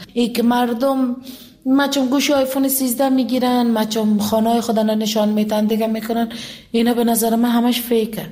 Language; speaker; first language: Persian; native; Persian